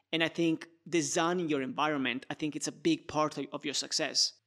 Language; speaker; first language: English; non-native, fluent; Italian